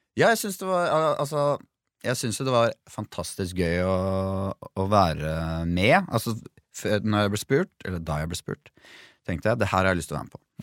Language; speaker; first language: Norwegian; native; Norwegian